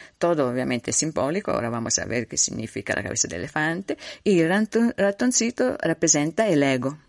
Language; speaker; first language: Spanish; non-native, fluent; Italian